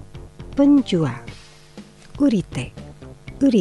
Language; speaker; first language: Japanese; non-native, fluent; Indonesian